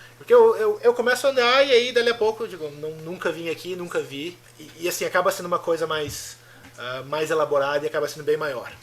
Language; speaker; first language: Portuguese; native; Portuguese